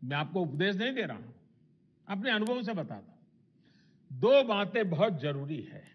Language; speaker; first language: Hindi; non-native, local second language; Gujarati